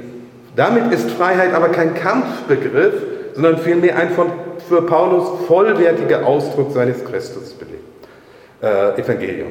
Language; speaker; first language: German; native; German